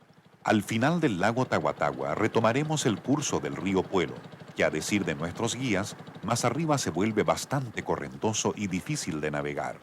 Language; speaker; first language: Spanish; native; Spanish